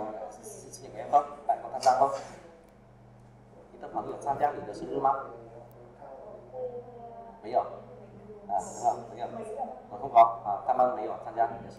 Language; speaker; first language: Chinese; non-native, fluent; Vietnamese